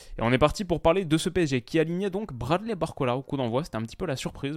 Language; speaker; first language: French; native; French